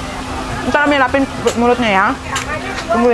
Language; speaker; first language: Indonesian; native; Indonesian